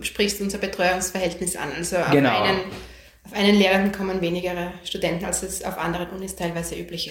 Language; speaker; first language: German; native; German